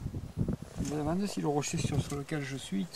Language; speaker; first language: French; native; French